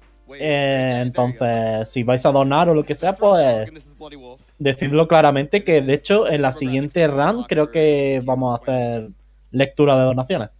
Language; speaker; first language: Spanish; native; Spanish